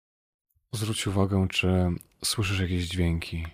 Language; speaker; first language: Polish; native; Polish